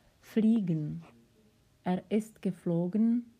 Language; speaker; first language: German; non-native, fluent; Czech